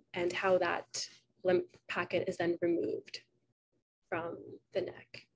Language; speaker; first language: English; native; English